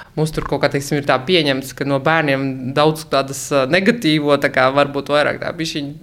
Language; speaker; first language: Latvian; native; Latvian